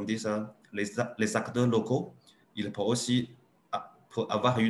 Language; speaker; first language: French; non-native, learner; Chinese